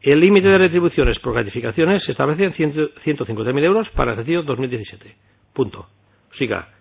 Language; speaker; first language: Spanish; non-native, local second language; Catalan